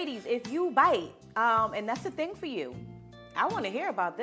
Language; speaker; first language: English; native; English